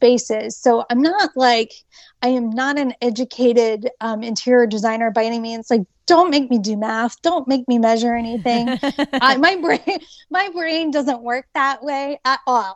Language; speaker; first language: English; native; English